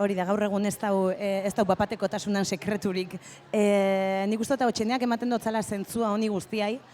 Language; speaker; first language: Basque; native; Basque